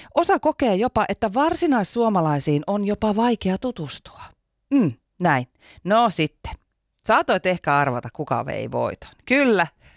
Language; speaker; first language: Finnish; native; Finnish